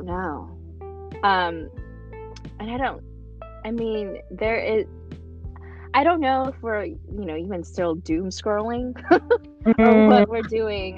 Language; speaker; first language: English; early bilingual, other home language; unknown